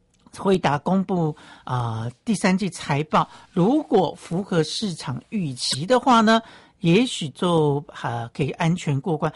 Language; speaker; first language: Chinese; native; Chinese